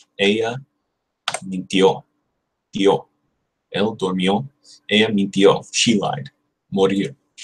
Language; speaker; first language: Spanish; non-native, learner; English